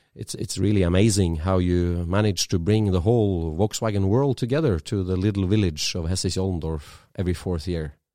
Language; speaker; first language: English; non-native, fluent; Norwegian